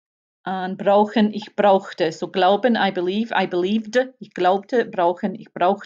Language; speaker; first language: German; non-native, fluent; English